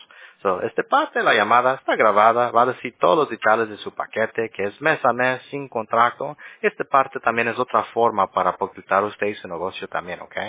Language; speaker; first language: Spanish; early bilingual, heritage; English